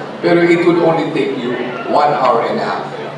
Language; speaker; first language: English; non-native, local second language; Bikol